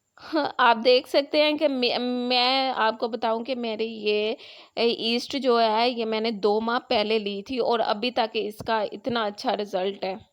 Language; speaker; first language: Urdu; non-native, local second language; Punjabi